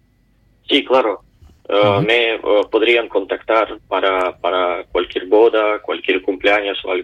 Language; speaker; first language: Spanish; non-native, learner; Ukrainian